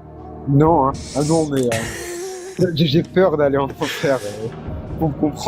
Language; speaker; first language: French; native; French